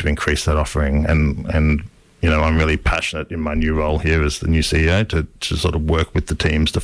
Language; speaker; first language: English; native; English